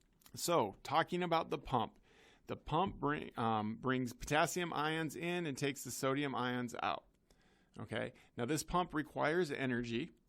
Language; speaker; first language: English; native; English